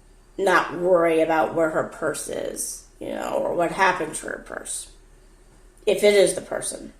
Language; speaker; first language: English; native; English